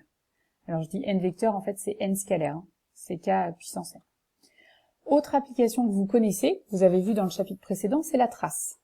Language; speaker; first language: French; native; French